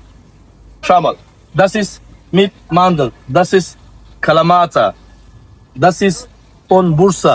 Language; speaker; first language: German; non-native, learner; Turkish